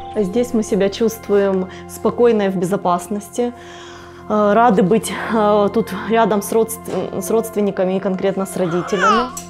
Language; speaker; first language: Russian; native; Russian